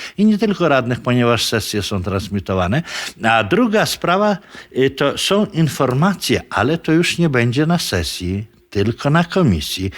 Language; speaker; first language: Polish; native; Polish